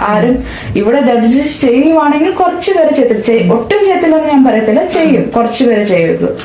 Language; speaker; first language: Malayalam; non-native, local second language; English